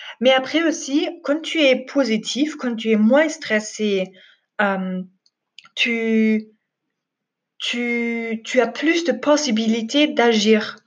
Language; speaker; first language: French; non-native, fluent; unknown